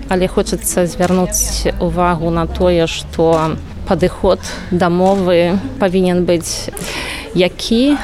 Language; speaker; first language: Belarusian; non-native, fluent; Polish